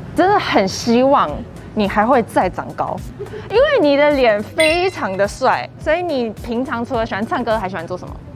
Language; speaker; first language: Chinese; native; Chinese